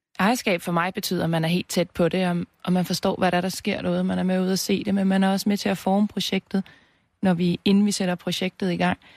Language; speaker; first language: Danish; native; Danish